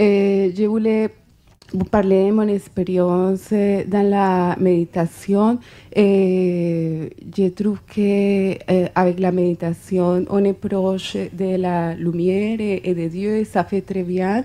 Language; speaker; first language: French; non-native, fluent; Spanish